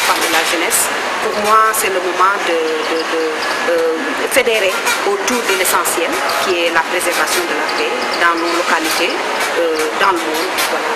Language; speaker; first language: French; non-native, local second language; Wolof